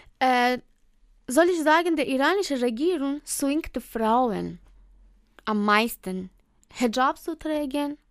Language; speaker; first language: German; non-native, learner; Persian